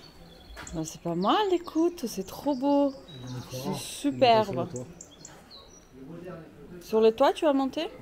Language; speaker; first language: French; native; French